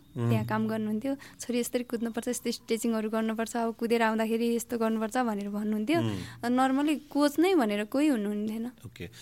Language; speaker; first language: Nepali; native; Nepali